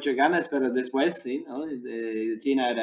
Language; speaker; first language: Spanish; non-native, learner; English